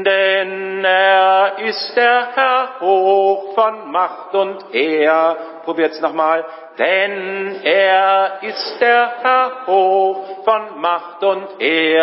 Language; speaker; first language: German; native; German